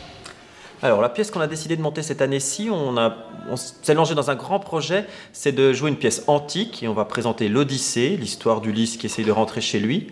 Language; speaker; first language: French; native; French